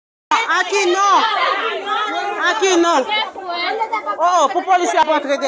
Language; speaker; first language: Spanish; non-native, learner; Haitian Creole